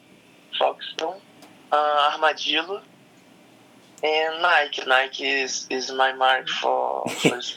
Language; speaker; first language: English; non-native, learner; Portuguese